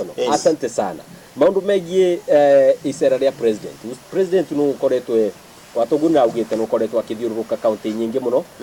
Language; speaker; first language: Kikuyu; non-native, local second language; Embu